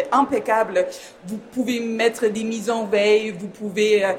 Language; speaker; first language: French; non-native, fluent; German